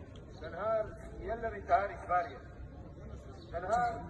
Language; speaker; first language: Swedish; non-native, fluent; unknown